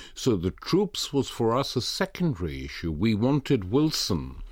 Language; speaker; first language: English; non-native, local second language; Punjabi